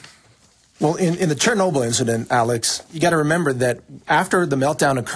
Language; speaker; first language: English; native; English